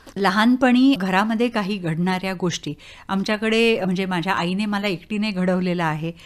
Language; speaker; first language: Marathi; native; Marathi